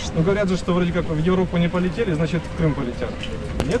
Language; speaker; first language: Russian; native; Russian